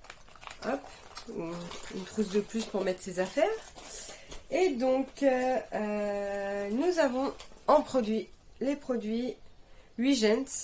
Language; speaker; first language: French; native; French